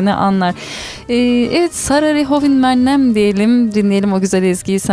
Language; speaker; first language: Turkish; native; Turkish